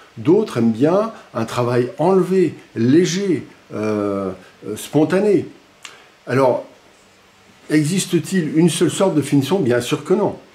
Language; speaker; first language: French; native; French